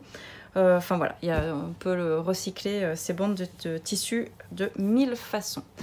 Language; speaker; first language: French; native; French